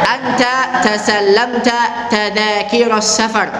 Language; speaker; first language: Arabic; non-native, fluent; Indonesian